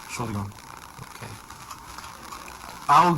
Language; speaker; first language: German; non-native, fluent; English